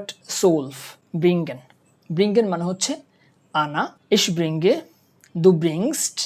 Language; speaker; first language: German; non-native, fluent; Bangla